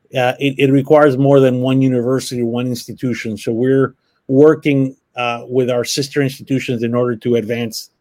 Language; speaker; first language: English; early bilingual, other home language; Spanish